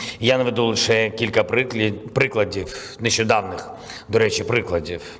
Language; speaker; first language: Ukrainian; non-native, local second language; Russian